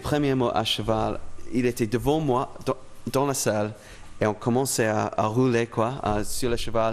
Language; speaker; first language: French; non-native, fluent; English